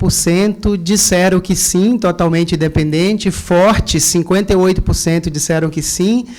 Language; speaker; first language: Portuguese; native; Portuguese